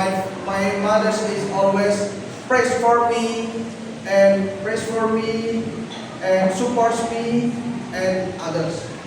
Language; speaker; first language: English; non-native, learner; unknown